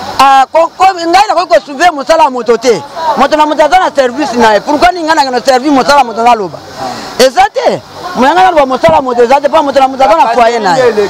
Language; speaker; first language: Lingala; native; Lingala